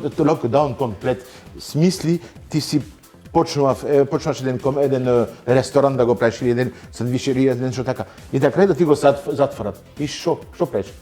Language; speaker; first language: Macedonian; non-native, fluent; Dutch